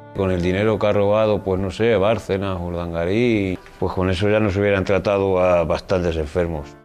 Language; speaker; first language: Spanish; native; Spanish